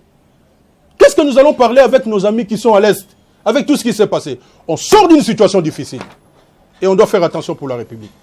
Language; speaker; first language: French; non-native, local second language; Lingala